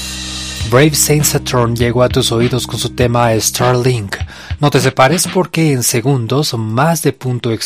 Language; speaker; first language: Spanish; native; Spanish